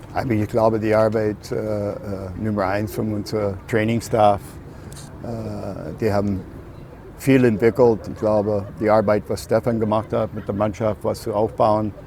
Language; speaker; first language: German; non-native, fluent; English